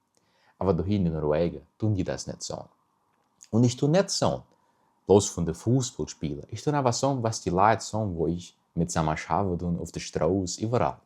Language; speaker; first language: German; early bilingual, heritage; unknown